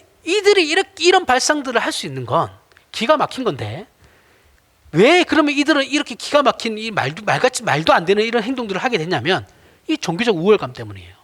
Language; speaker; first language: Korean; native; Korean